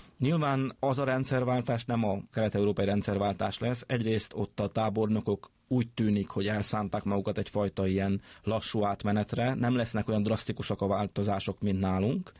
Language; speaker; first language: Hungarian; native; Hungarian